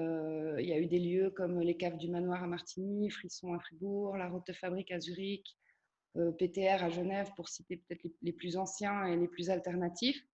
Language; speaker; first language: French; native; French